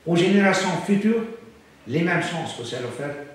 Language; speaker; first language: French; non-native, local second language; Arabic